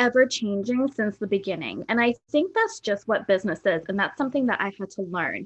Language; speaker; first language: English; native; English